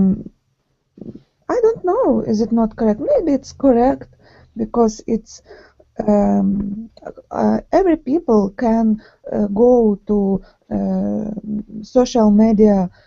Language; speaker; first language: English; non-native, learner; Ukrainian